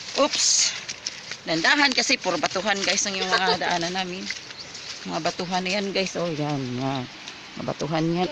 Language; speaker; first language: Filipino; non-native, local second language; Hiligaynon